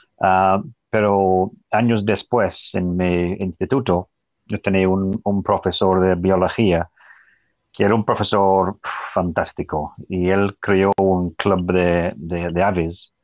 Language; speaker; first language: Spanish; non-native, fluent; English